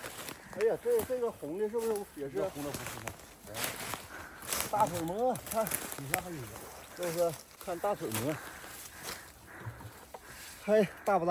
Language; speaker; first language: Chinese; native; Chinese